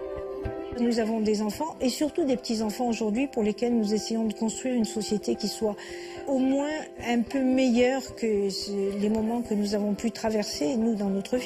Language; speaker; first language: French; native; French